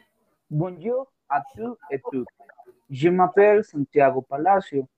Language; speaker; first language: French; non-native, learner; Spanish